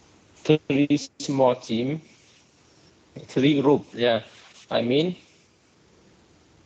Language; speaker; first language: English; non-native, learner; Vietnamese